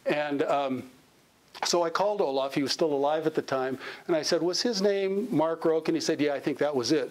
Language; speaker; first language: English; native; English